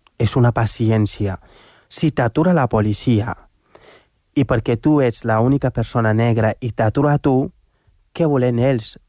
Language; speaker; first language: Catalan; non-native, fluent; Wolof